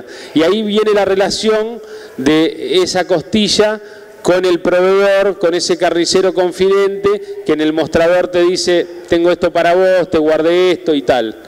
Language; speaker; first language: Spanish; native; Spanish